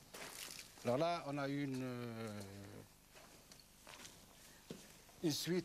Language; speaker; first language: French; non-native, local second language; Arabic